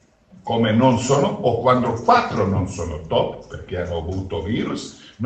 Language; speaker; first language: Italian; non-native, fluent; Croatian